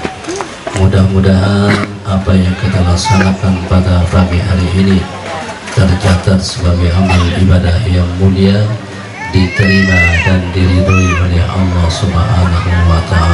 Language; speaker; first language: Indonesian; non-native, local second language; Sasak